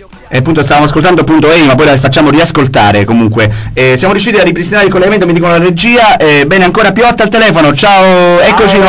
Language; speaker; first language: Italian; native; Italian